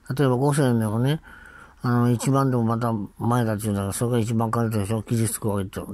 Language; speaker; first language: Japanese; native; Japanese